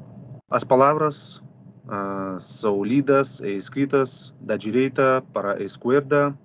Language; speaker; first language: Portuguese; non-native, fluent; Russian